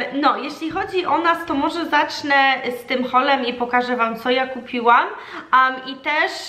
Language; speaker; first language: Polish; early bilingual, heritage; Polish